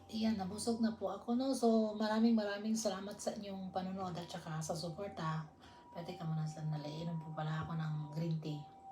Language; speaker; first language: Filipino; non-native, local second language; Cebuano